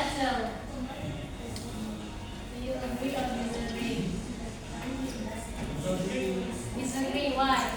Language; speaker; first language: English; non-native, local second language; Indonesian